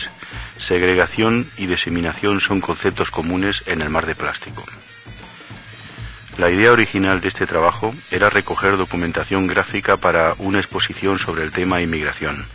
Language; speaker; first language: Spanish; native; Spanish